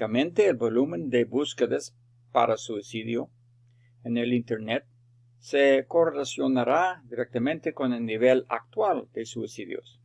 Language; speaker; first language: Spanish; non-native, fluent; English